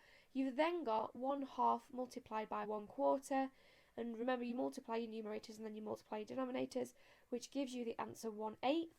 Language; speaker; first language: English; native; English